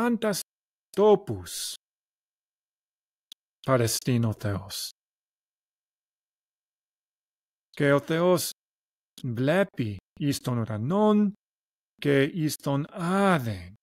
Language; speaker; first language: Greek; non-native, learner; English